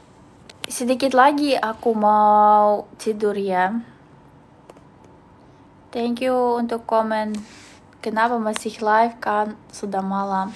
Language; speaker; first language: Indonesian; non-native, learner; Russian